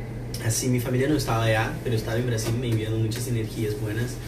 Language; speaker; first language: Spanish; non-native, fluent; Portuguese